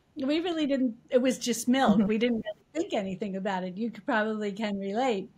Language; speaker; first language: English; native; English